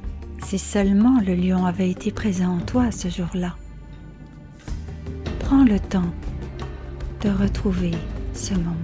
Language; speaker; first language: French; native; French